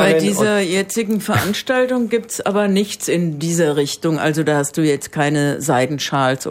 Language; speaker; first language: German; native; German